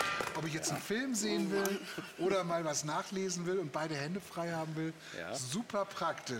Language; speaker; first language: German; native; German